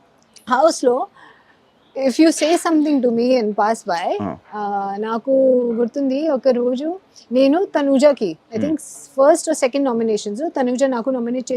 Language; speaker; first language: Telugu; non-native, learner; Hindi